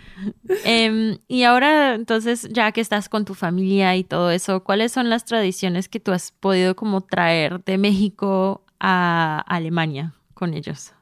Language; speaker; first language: Spanish; early bilingual, heritage; Spanish